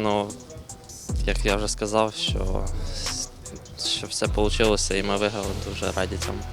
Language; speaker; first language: Ukrainian; native; Ukrainian